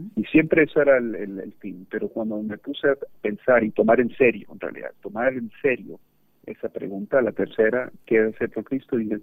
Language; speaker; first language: Spanish; early bilingual, heritage; Spanish